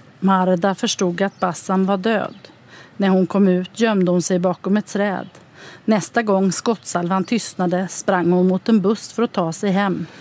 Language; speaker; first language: Swedish; native; Swedish